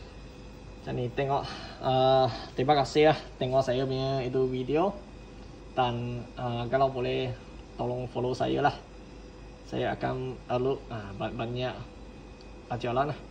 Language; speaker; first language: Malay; non-native, local second language; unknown